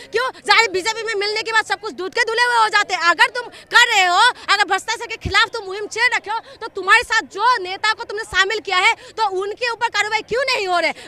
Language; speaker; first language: Hindi; non-native, local second language; Assamese